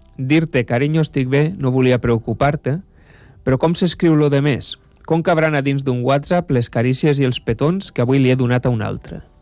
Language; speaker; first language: Catalan; native; Catalan